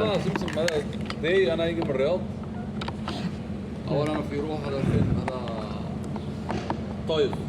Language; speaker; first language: Arabic; non-native, learner; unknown